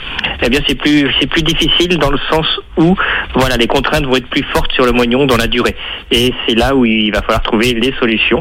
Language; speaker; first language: French; native; French